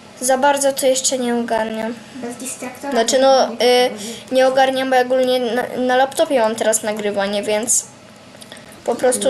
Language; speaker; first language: Polish; native; Polish